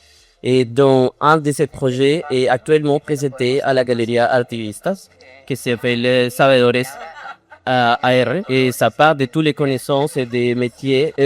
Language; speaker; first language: French; non-native, fluent; Spanish